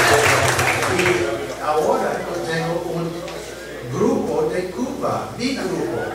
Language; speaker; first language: Spanish; non-native, learner; English